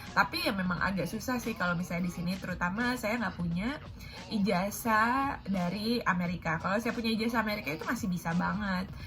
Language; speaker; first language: Indonesian; native; Indonesian